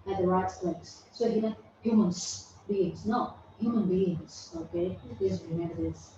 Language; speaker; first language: English; non-native, fluent; Vietnamese